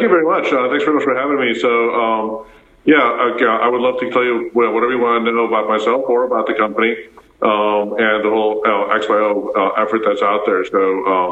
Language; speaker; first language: English; early bilingual, other home language; Afrikaans